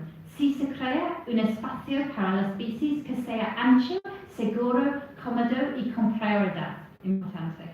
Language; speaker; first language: Spanish; non-native, fluent; English